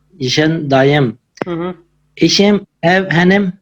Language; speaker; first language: Turkish; non-native, learner; Urdu